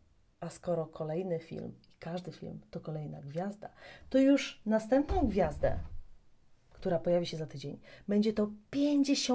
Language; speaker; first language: Polish; native; Polish